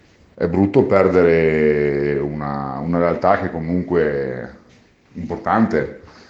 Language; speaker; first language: Italian; native; Italian